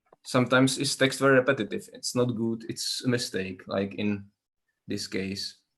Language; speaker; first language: English; non-native, learner; Czech